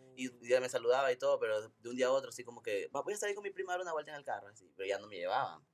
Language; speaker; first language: Spanish; native; Spanish